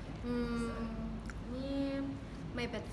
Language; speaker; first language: English; non-native, learner; Indonesian